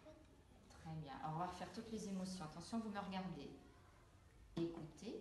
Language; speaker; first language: French; native; French